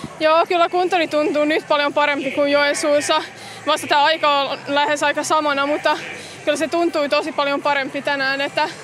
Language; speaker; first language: Finnish; non-native, fluent; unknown